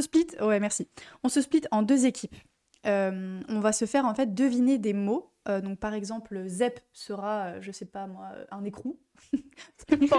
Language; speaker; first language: French; native; French